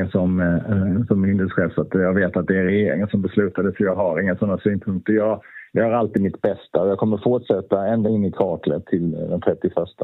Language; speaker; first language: Swedish; native; Swedish